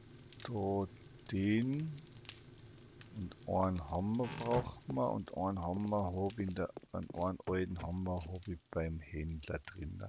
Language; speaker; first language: German; native; German